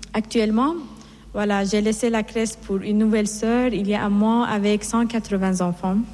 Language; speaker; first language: French; non-native, fluent; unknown